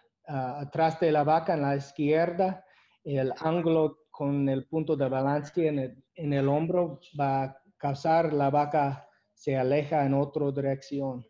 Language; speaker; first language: Spanish; non-native, learner; English